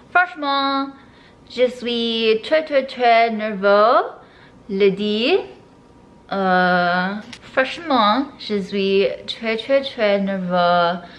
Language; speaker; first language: French; non-native, learner; English